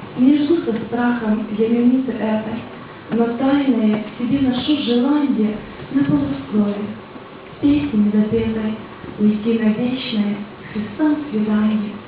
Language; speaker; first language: Russian; non-native, local second language; Ukrainian